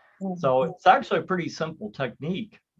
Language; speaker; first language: English; native; English